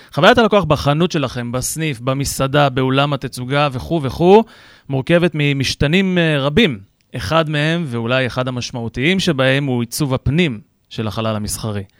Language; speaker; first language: Hebrew; native; Hebrew